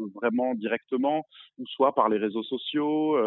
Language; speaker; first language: French; native; French